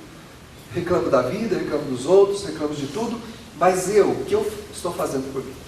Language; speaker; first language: Portuguese; native; Portuguese